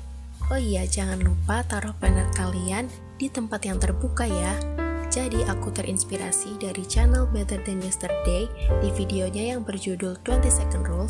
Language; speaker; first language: Indonesian; native; Indonesian